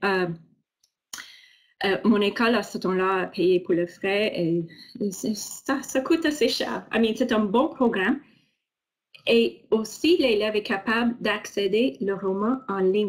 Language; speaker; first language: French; non-native, fluent; English